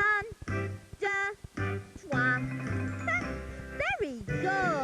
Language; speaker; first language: French; non-native, learner; English